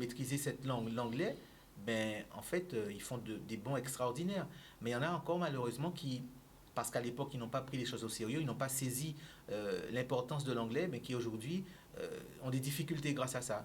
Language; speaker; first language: French; native; French